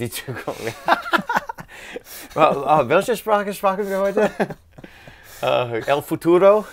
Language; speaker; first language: German; non-native, learner; English